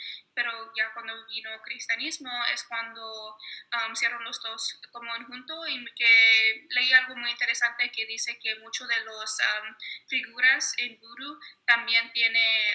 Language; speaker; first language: Spanish; early bilingual, heritage; Spanish